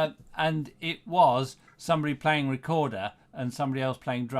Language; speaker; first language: English; native; English